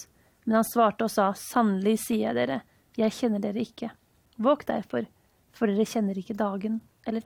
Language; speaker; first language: Norwegian; native; Norwegian